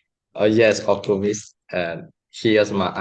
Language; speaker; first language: English; non-native, learner; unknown